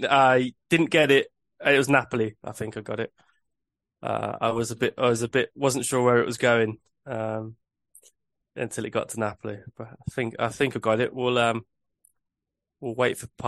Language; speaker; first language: English; native; English